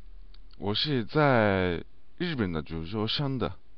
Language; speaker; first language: Chinese; non-native, learner; Japanese